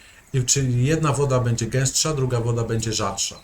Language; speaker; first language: Polish; native; Polish